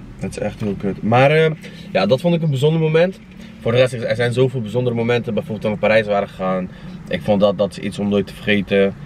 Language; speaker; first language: Dutch; early bilingual, other home language; Kurdish